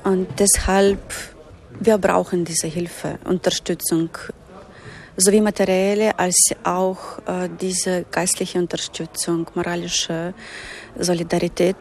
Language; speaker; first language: German; non-native, fluent; Ukrainian